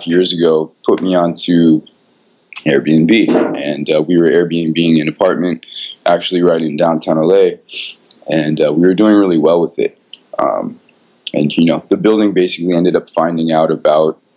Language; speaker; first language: English; native; English